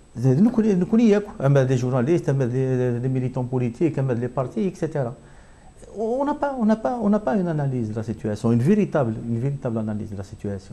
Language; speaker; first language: French; non-native, local second language; Kabyle